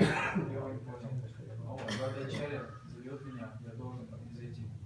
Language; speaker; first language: Russian; native; Russian